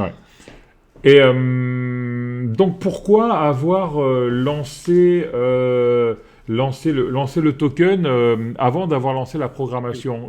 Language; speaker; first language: French; native; French